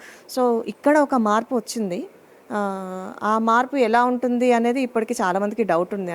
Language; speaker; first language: Telugu; native; Telugu